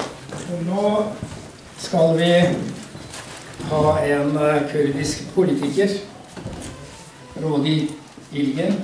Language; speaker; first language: Norwegian; non-native, fluent; Kurdish